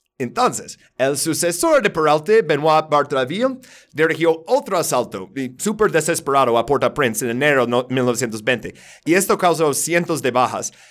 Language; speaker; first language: Spanish; non-native, fluent; English